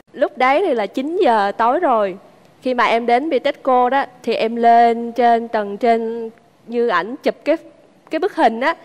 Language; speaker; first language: Vietnamese; native; Vietnamese